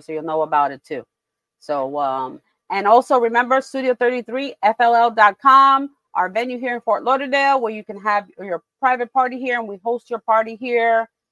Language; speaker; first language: English; early bilingual, other home language; Spanish